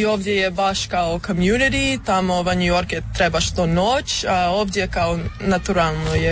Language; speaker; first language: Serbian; early bilingual, heritage; English